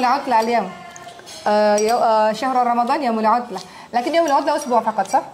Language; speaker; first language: Arabic; non-native, learner; Indonesian